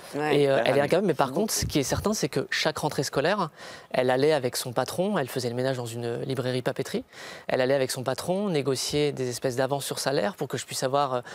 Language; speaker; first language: French; native; French